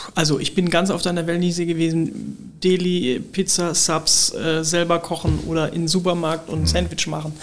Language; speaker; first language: German; native; German